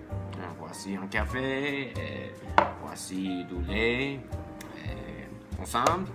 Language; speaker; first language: French; non-native, learner; English